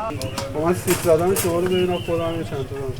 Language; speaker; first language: Persian; native; Persian